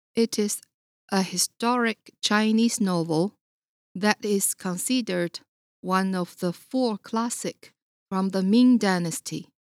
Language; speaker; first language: English; non-native, fluent; Chinese